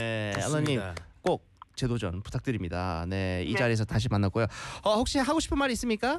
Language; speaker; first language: Korean; native; Korean